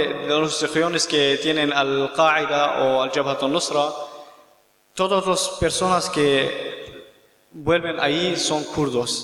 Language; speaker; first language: Spanish; non-native, learner; Kurdish